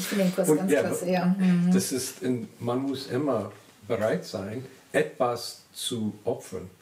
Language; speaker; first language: German; non-native, learner; English